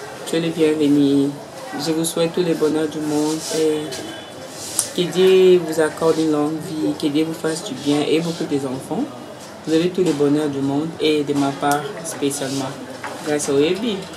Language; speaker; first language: French; non-native, local second language; Lingala